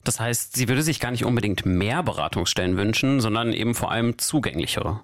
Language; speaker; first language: German; native; German